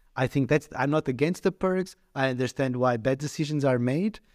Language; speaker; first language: English; non-native, fluent; Portuguese